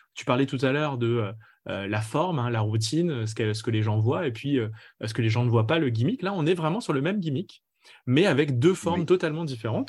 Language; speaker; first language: French; native; French